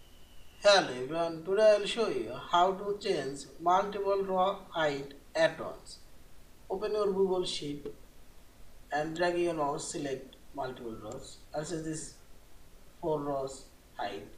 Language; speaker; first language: English; non-native, learner; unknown